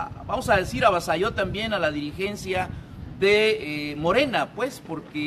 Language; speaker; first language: Spanish; native; Spanish